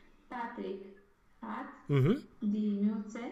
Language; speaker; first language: German; non-native, learner; Romanian